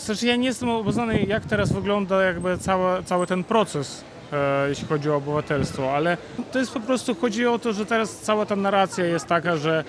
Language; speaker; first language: Polish; non-native, fluent; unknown